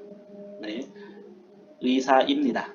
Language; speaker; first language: Korean; non-native, fluent; Lao